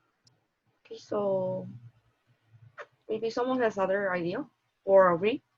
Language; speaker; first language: English; non-native, learner; Korean